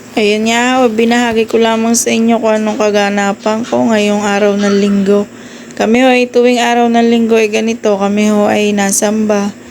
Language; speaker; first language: Filipino; native; Filipino